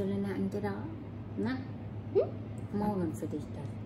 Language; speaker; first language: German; non-native, learner; Vietnamese